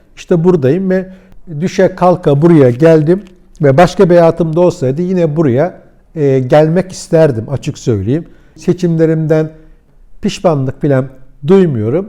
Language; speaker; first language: Turkish; early bilingual, heritage; Turkish